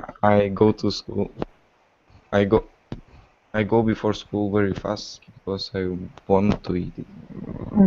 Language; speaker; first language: English; non-native, learner; Russian